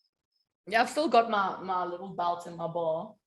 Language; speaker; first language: English; native; English